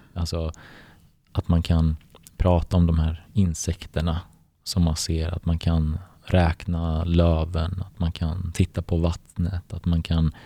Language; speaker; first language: Swedish; early bilingual, other home language; Bosnian